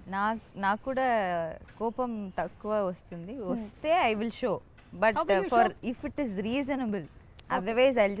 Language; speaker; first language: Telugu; non-native, learner; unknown